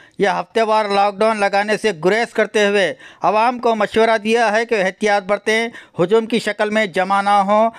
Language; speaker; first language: Hindi; non-native, local second language; Urdu